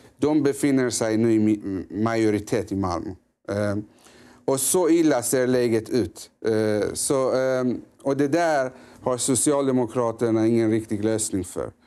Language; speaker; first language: Swedish; early bilingual, other home language; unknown